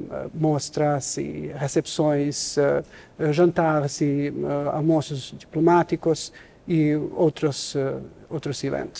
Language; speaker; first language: Portuguese; non-native, learner; Serbian